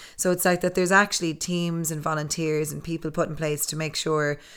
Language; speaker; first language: English; native; English